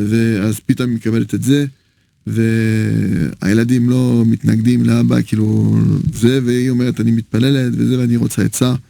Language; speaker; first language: Hebrew; non-native, fluent; French